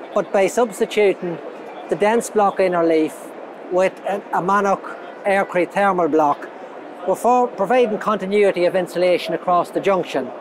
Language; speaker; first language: English; native; English